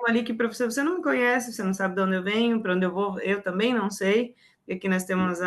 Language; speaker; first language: Portuguese; native; Portuguese